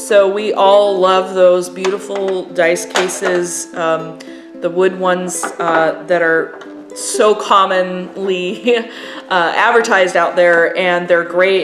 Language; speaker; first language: English; native; English